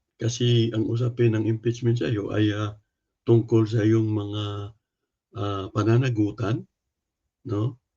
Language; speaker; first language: Filipino; non-native, local second language; Cebuano